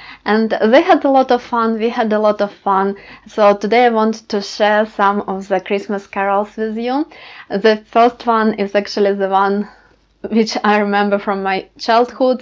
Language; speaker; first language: English; non-native, fluent; Ukrainian